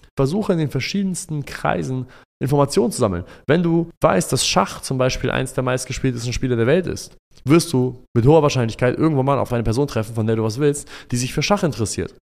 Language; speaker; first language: German; early bilingual, other home language; Arabic